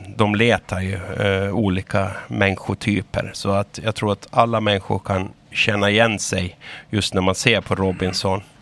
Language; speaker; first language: Swedish; native; Swedish